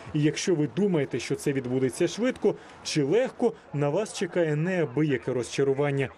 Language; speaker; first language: Ukrainian; native; Ukrainian